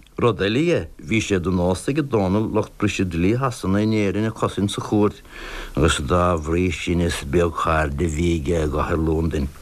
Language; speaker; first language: Irish; non-native, local second language; English